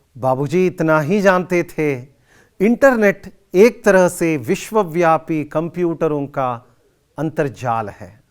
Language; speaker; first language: Hindi; non-native, local second language; Kannada